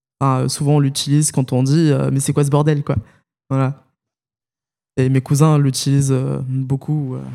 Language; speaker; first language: French; native; French